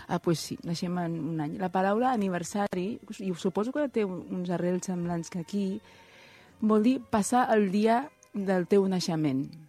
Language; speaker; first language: Catalan; early bilingual, other home language; Chinese